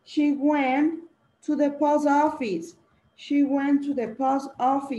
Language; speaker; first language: English; non-native, learner; Spanish